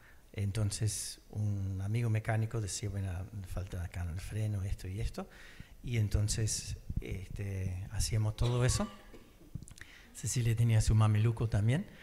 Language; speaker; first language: Spanish; early bilingual, other home language; English